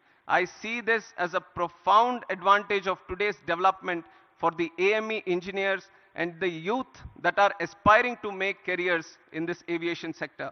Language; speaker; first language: English; non-native, local second language; Telugu